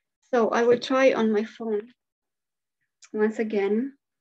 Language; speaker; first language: English; non-native, fluent; Romanian